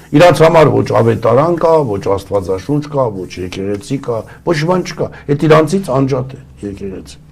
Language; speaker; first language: Armenian; early bilingual, other home language; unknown